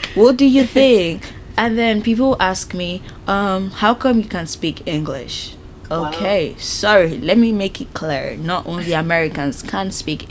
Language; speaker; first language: English; non-native, local second language; Yoruba